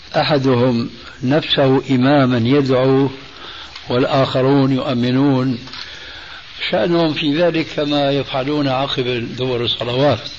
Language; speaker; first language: Arabic; early bilingual, other home language; Albanian